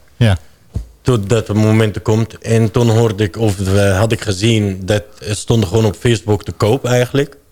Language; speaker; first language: Dutch; non-native, fluent; Arabic